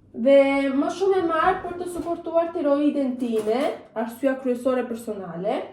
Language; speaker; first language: Albanian; early bilingual, heritage; Albanian